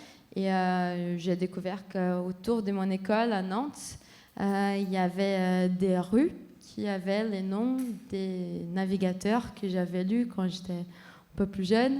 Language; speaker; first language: French; non-native, fluent; Portuguese